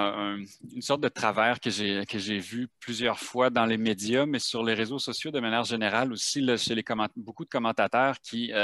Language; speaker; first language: French; native; French